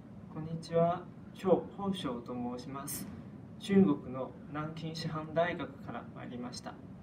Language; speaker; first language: Japanese; non-native, fluent; Chinese